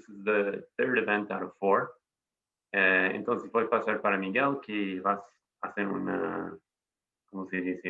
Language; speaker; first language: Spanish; non-native, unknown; English